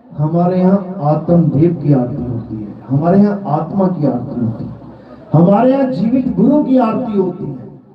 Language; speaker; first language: Hindi; native; Hindi